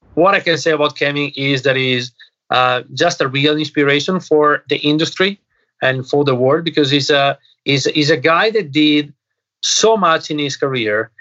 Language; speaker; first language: English; non-native, fluent; Italian